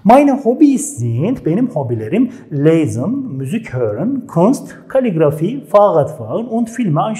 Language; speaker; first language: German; non-native, fluent; Turkish